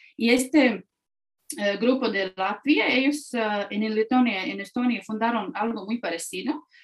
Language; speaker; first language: Spanish; non-native, fluent; Latvian